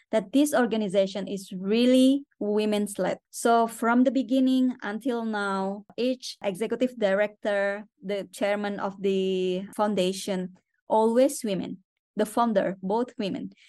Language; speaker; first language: English; non-native, fluent; Indonesian